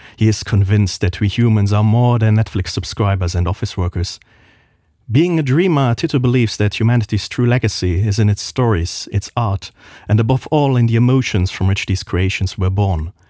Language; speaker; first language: English; non-native, fluent; Luxembourgish